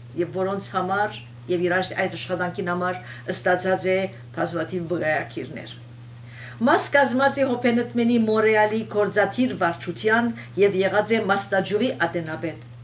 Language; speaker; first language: Armenian; early bilingual, heritage; Armenian